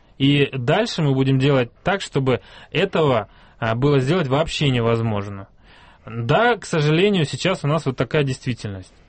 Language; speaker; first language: Russian; native; Russian